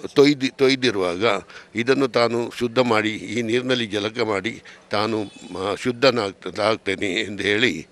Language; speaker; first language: Kannada; native; Kannada